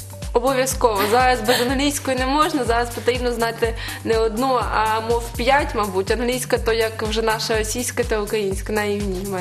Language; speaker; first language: Ukrainian; native; Ukrainian